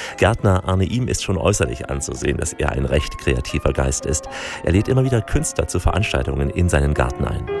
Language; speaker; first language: German; native; German